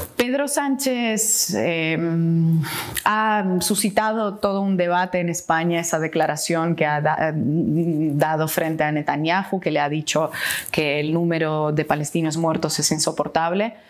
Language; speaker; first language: Spanish; non-native, fluent; Russian